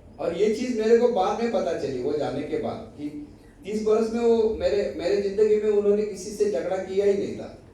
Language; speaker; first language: Hindi; non-native, local second language; Marathi